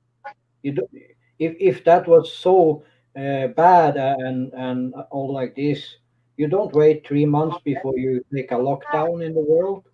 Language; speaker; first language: English; non-native, fluent; Norwegian